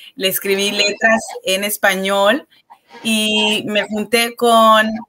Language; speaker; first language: Spanish; early bilingual, heritage; Spanish